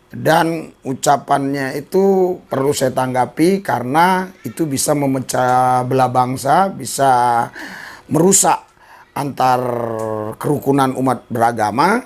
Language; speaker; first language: Indonesian; native; Indonesian